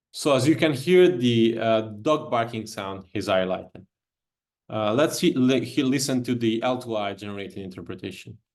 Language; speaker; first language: English; non-native, fluent; Italian